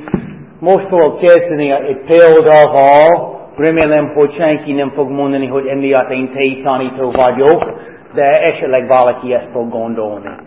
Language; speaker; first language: Hungarian; non-native, fluent; English